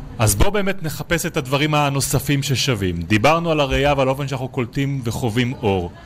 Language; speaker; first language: Hebrew; native; Hebrew